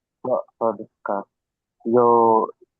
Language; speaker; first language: Japanese; non-native, fluent; Filipino